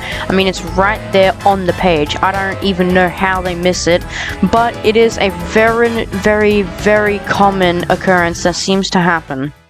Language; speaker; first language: English; native; English